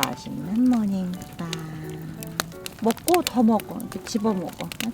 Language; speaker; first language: Korean; native; Korean